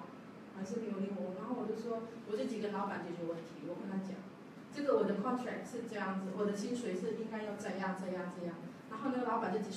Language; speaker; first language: Chinese; non-native, learner; Javanese